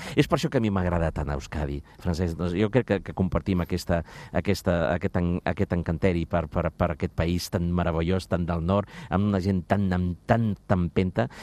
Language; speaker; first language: Catalan; native; Catalan